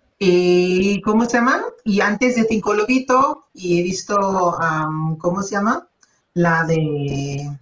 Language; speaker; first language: Spanish; non-native, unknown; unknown